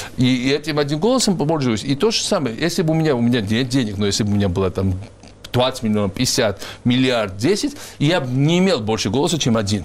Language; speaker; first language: Russian; non-native, local second language; Georgian